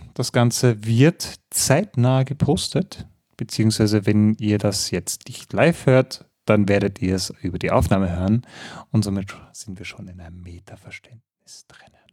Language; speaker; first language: German; native; German